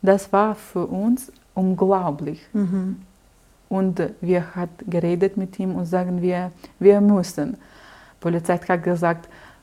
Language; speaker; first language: German; non-native, learner; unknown